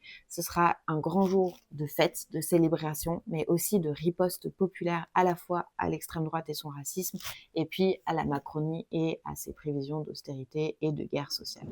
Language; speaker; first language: French; native; French